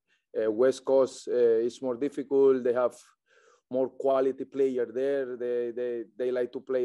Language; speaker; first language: English; non-native, learner; Spanish